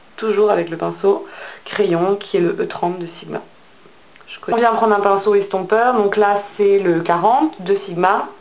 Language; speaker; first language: French; native; French